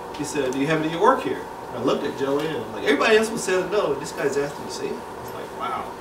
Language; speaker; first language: English; native; English